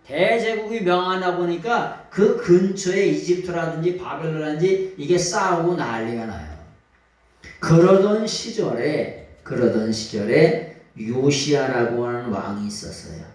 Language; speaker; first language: Korean; native; Korean